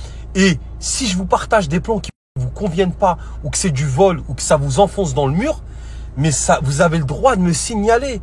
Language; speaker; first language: French; native; French